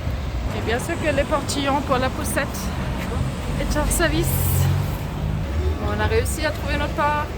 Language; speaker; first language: French; non-native, fluent; German